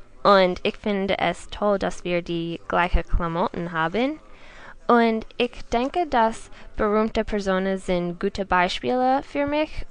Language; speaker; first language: German; non-native, learner; English